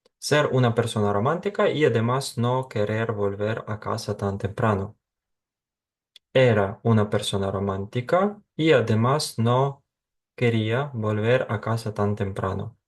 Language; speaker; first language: Spanish; non-native, fluent; Ukrainian